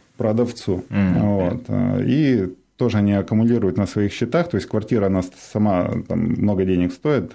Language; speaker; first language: Russian; native; Russian